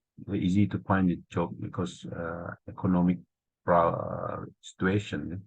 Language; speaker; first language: English; non-native, learner; Indonesian